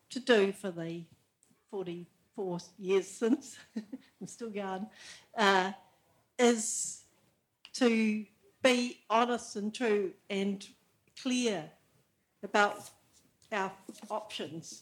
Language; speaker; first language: English; native; English